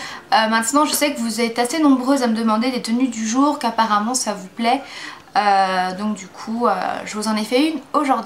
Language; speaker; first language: French; native; French